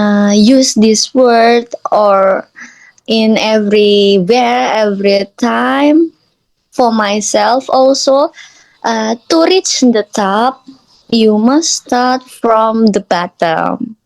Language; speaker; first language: English; non-native, learner; Indonesian